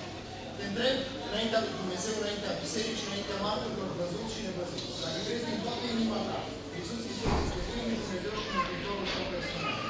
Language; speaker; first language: Romanian; native; Romanian